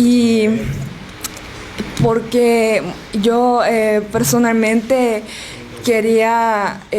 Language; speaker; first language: Spanish; non-native, learner; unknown